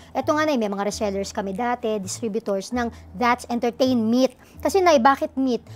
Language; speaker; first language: Filipino; native; Filipino